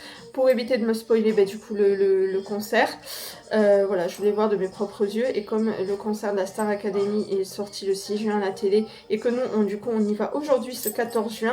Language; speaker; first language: French; native; French